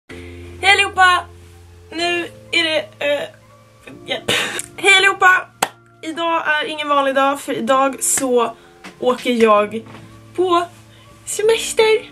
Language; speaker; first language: Swedish; native; Swedish